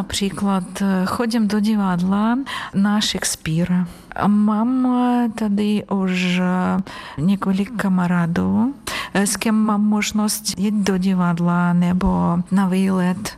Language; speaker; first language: Czech; non-native, fluent; Ukrainian